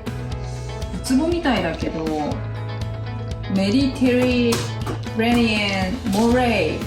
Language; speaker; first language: Japanese; native; Japanese